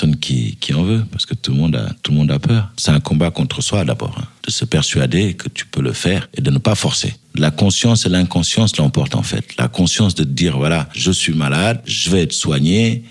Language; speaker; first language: French; early bilingual, other home language; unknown